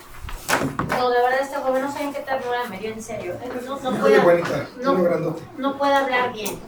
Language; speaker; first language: Spanish; native; Spanish